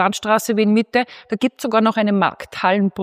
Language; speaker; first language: German; native; German